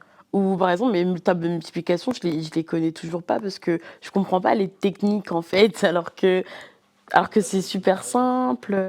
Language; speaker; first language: French; native; French